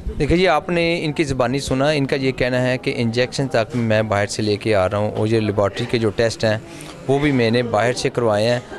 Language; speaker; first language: Urdu; non-native, local second language; Punjabi